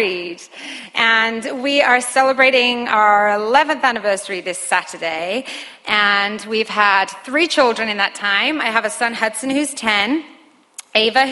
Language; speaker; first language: English; native; English